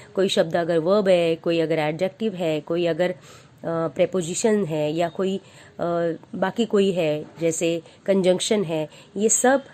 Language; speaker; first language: Hindi; non-native, local second language; Marathi